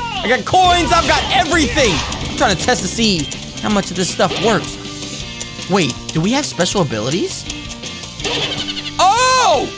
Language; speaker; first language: English; native; English